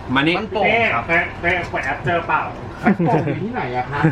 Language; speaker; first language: Thai; native; Thai